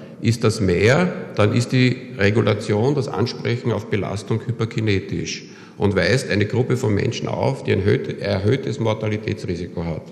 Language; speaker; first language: German; native; German